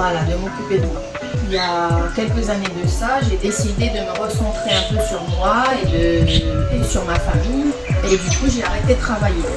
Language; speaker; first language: French; native; French